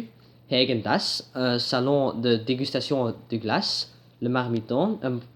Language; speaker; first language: French; non-native, learner; Dutch